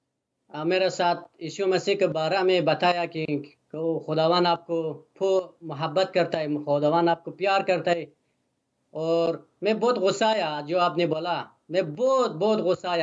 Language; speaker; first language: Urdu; non-native, learner; Persian